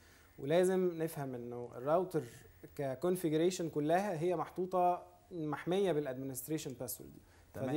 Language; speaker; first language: Arabic; native; Arabic